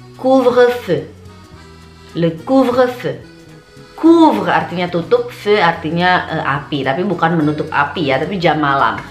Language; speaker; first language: Indonesian; native; Indonesian